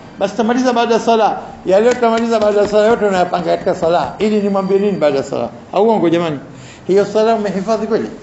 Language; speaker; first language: Swahili; native; Swahili